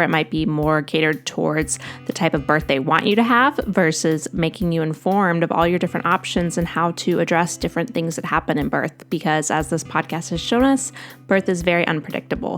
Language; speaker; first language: English; native; English